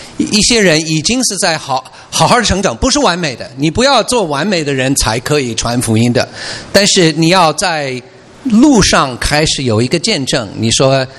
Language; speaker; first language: Chinese; non-native, fluent; English